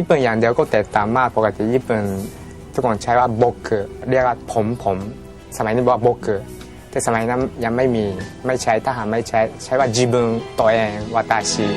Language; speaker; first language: Thai; early bilingual, heritage; Japanese